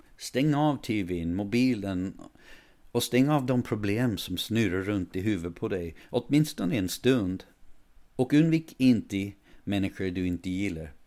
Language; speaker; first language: Swedish; non-native, fluent; English